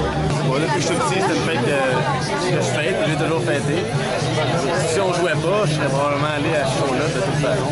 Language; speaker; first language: French; native; French